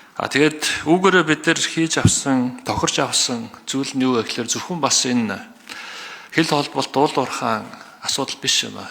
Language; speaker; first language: Mongolian; native; Mongolian